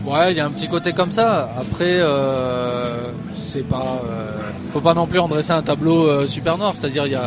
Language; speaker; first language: French; native; French